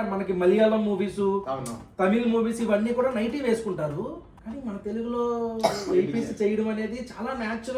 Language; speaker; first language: Telugu; native; Telugu